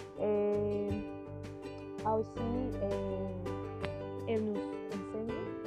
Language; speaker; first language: French; non-native, learner; Spanish